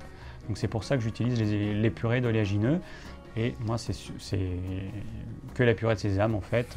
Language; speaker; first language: French; native; French